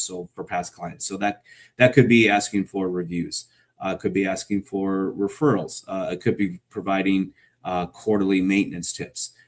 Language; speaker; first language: English; native; English